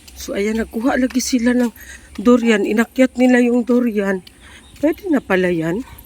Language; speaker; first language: Filipino; non-native, local second language; Cebuano